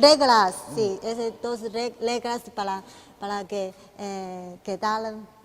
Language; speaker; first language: Spanish; non-native, learner; Chinese